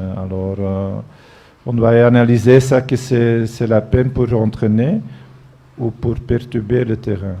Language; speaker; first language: French; non-native, fluent; Dutch